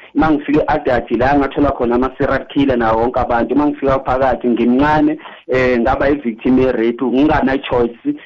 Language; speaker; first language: Zulu; native; Zulu